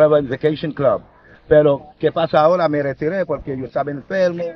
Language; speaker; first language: Spanish; non-native, learner; Haitian Creole